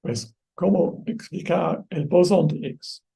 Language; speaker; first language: Spanish; non-native, fluent; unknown